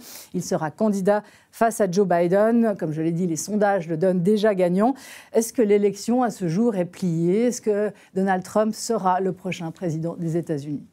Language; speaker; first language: French; native; French